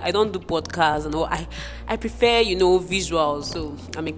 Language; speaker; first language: English; non-native, local second language; Igbo